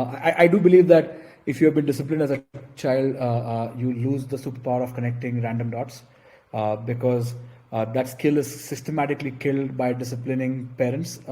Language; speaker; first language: English; non-native, local second language; Gujarati